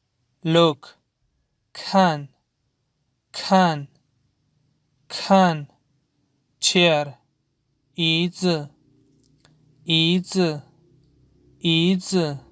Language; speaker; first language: Chinese; non-native, learner; Urdu